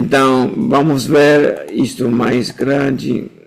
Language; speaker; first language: Portuguese; non-native, fluent; Spanish